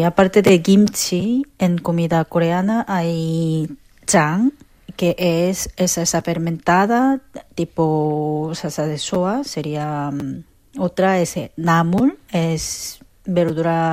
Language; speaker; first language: Spanish; non-native, learner; Korean